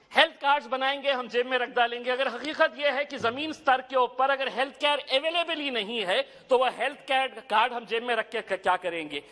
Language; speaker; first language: Hindi; non-native, local second language; Urdu